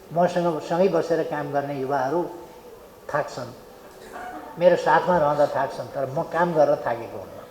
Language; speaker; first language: Nepali; native; Nepali